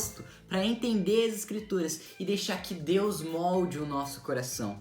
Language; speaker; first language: Portuguese; native; Portuguese